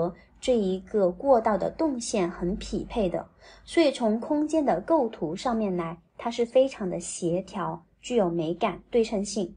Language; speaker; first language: Chinese; native; Chinese